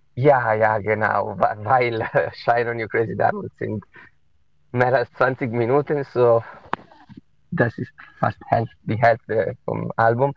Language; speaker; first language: German; non-native, local second language; Italian